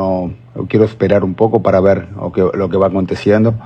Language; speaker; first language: Portuguese; non-native, learner; Spanish